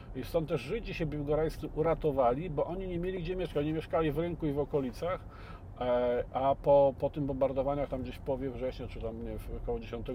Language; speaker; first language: Polish; native; Polish